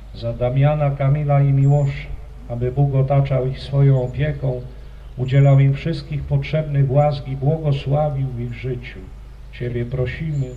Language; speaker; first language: Polish; native; Polish